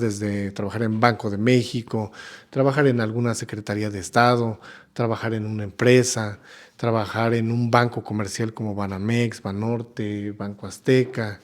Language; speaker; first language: Spanish; native; Spanish